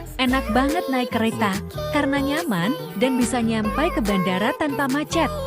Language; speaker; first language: Indonesian; non-native, fluent; Japanese